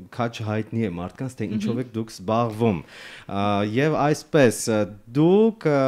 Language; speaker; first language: Armenian; native; Armenian